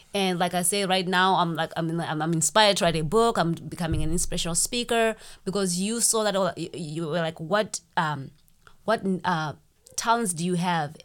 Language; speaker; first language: English; non-native, local second language; Shona